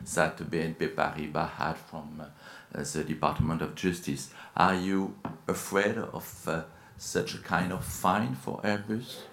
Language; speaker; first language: English; non-native, fluent; French